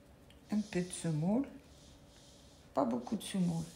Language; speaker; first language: French; non-native, local second language; Arabic